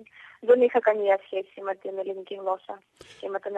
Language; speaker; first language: Greek; non-native, fluent; Ukrainian